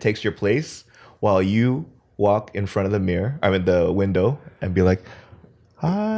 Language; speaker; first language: English; early bilingual, other home language; Korean